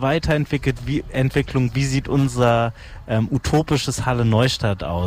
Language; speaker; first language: German; native; German